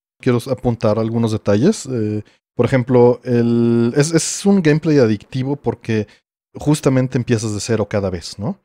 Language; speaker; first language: Spanish; native; Spanish